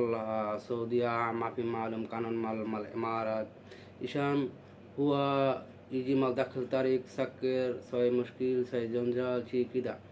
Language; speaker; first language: Arabic; non-native, learner; Bangla